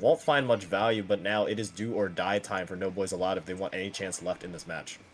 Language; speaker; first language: English; native; English